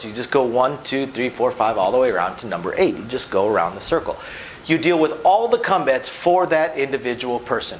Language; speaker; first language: English; native; English